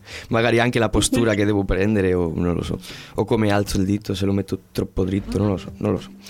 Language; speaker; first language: Italian; non-native, fluent; Spanish